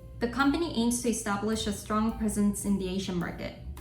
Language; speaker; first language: English; non-native, fluent; Korean